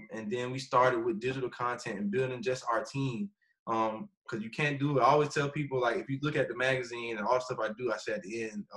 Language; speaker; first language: English; native; English